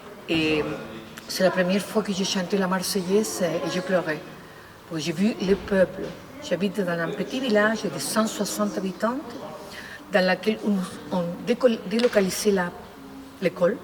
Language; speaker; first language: French; non-native, fluent; Spanish